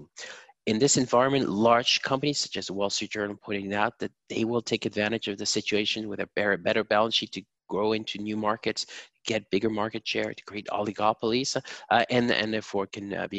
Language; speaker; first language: English; non-native, fluent; German